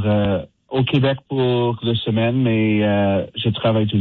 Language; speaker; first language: French; non-native, fluent; English